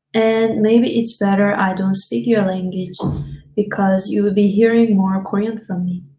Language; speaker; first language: English; non-native, fluent; Korean